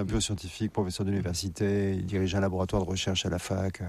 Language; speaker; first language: French; native; French